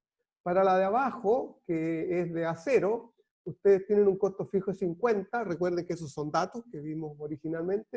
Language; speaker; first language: Spanish; native; Spanish